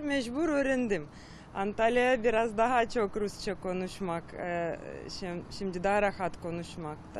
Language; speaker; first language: Turkish; non-native, learner; Russian